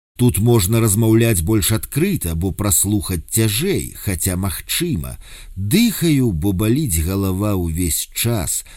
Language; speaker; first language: Belarusian; native; Belarusian